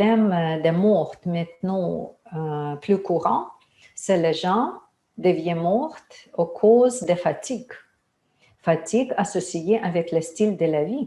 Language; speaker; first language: French; non-native, fluent; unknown